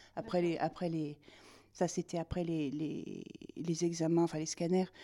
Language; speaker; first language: French; native; French